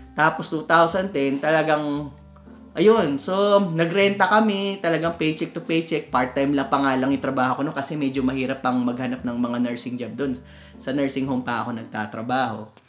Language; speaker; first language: Filipino; native; Filipino